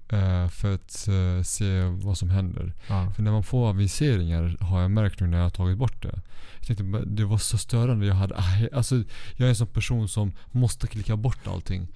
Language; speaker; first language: Swedish; early bilingual, other home language; Kurdish